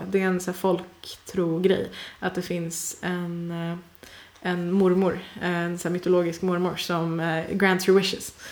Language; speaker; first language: Swedish; early bilingual, other home language; Persian